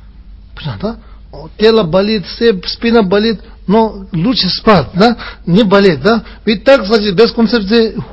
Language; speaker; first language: Russian; non-native, learner; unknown